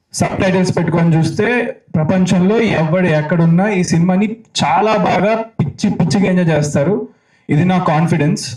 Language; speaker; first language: Telugu; native; Telugu